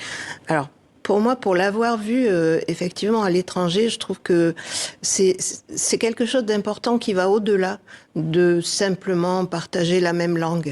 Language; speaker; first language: French; native; French